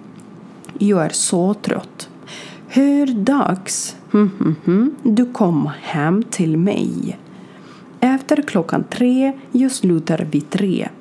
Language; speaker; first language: Swedish; non-native, learner; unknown